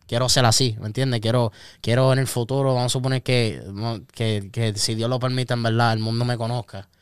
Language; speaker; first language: Spanish; early bilingual, heritage; Spanish